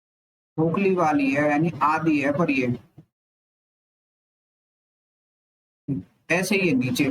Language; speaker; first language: Hindi; native; Hindi